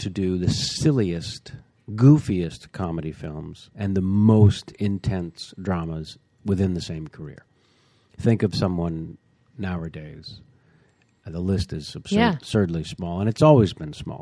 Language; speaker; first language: English; native; English